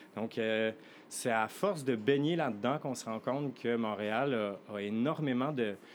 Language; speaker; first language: French; native; French